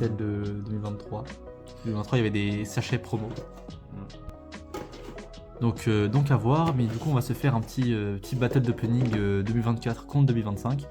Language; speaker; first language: French; native; French